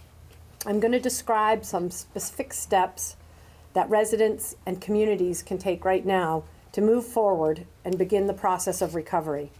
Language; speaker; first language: English; native; English